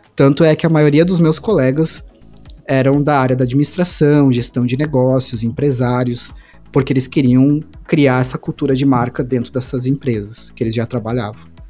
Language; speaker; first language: Portuguese; native; Portuguese